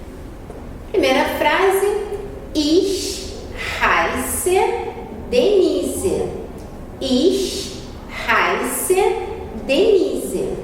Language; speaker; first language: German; non-native, fluent; Portuguese